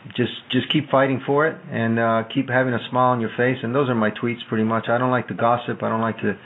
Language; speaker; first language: English; non-native, fluent; Italian